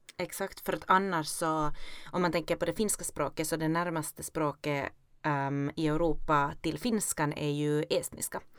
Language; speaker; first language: Swedish; native; Swedish